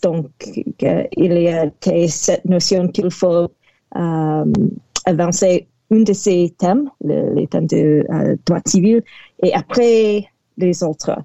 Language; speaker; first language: French; non-native, learner; English